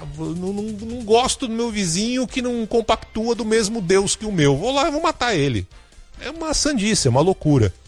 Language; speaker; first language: Portuguese; native; Portuguese